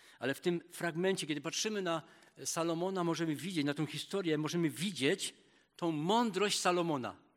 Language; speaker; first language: Polish; native; Polish